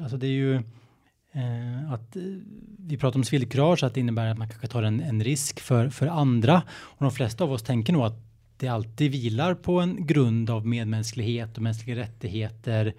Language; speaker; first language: Swedish; native; Swedish